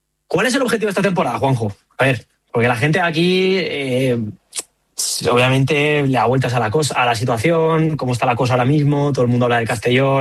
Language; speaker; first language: Spanish; native; Spanish